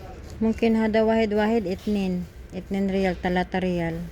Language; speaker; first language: Arabic; non-native, learner; Filipino